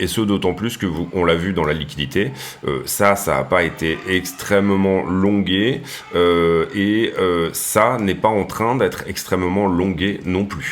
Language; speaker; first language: French; native; French